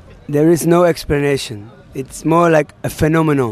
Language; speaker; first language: English; non-native, fluent; German